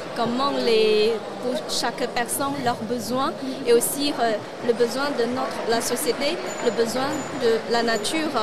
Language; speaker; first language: French; non-native, fluent; Chinese